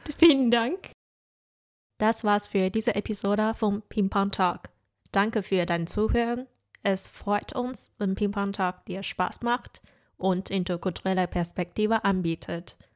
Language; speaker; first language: German; non-native, fluent; Chinese